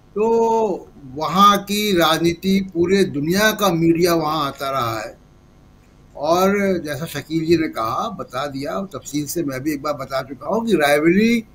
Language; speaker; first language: Hindi; native; Hindi